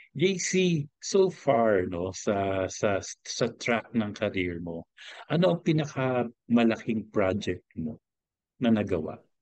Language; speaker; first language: Filipino; native; Filipino